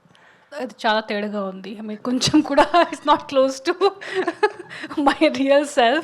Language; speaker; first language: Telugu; non-native, learner; Hindi